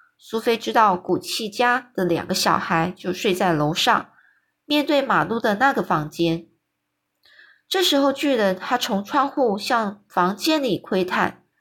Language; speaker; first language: Chinese; native; Chinese